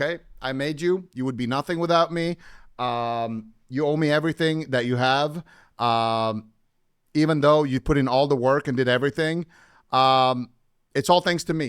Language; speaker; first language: English; native; English